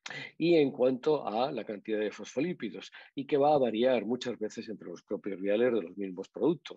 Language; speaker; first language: Spanish; native; Spanish